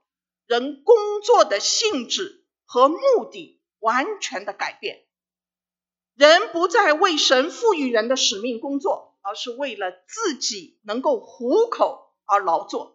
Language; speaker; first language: Chinese; native; Chinese